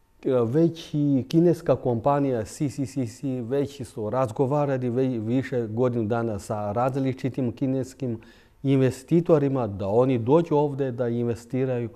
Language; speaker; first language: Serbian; non-native, fluent; Chinese